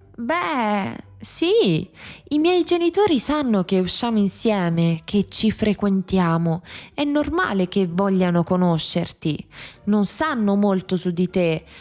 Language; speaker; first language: Italian; native; Italian